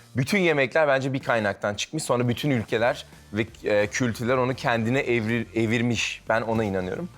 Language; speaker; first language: Turkish; native; Turkish